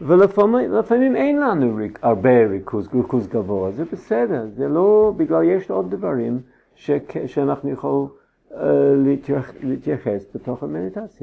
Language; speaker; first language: Hebrew; non-native, fluent; English